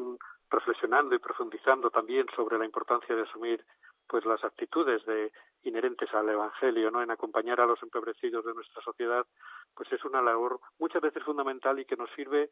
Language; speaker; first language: Spanish; native; Spanish